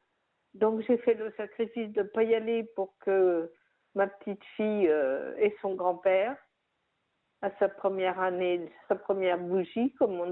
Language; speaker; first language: French; native; French